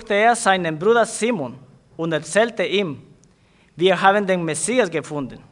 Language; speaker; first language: German; non-native, fluent; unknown